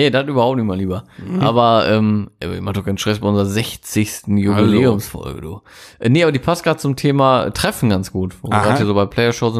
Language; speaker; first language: German; native; German